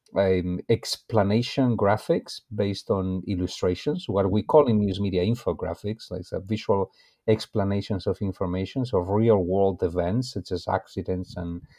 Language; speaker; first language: English; non-native, fluent; Spanish